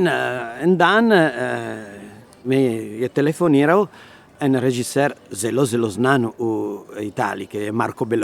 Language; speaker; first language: Slovenian; non-native, learner; Italian